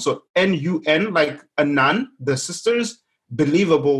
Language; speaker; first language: English; non-native, local second language; Shona